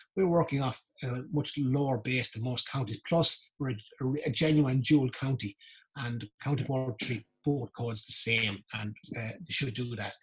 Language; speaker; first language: English; native; English